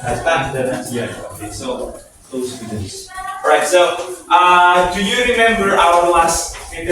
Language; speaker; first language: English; non-native, fluent; Indonesian